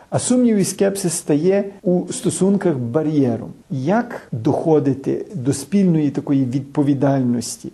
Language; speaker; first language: Ukrainian; early bilingual, heritage; Ukrainian